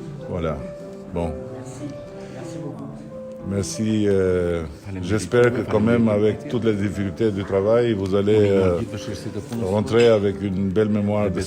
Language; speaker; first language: French; non-native, fluent; Albanian